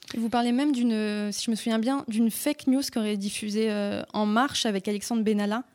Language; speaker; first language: French; native; French